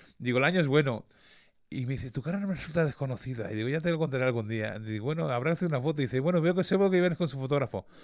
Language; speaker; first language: Spanish; early bilingual, other home language; English